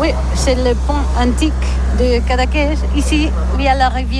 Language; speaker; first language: French; non-native, learner; Catalan